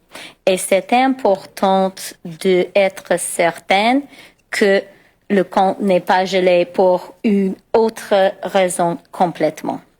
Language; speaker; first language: French; non-native, local second language; English